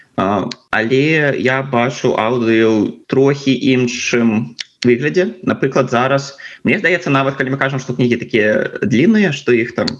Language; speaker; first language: Belarusian; non-native, local second language; Russian